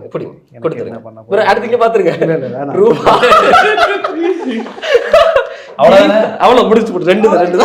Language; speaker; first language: Tamil; native; Tamil